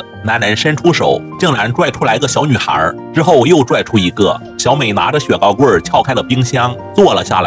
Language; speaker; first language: Chinese; native; Chinese